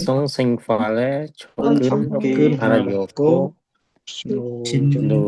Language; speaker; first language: Korean; non-native, learner; Khmer